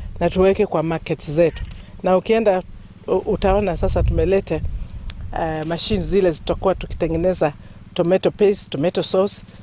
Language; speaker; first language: Swahili; non-native, local second language; Kamba